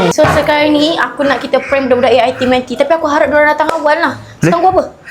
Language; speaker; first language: Malay; native; Malay